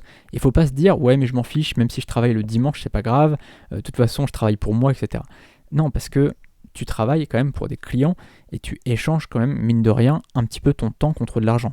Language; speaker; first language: French; native; French